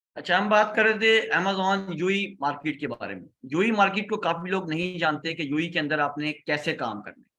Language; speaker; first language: Urdu; native; Urdu